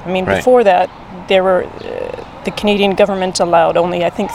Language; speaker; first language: English; native; English